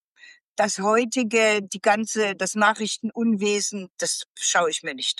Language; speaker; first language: German; native; German